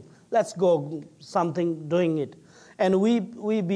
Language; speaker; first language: English; non-native, fluent; Nepali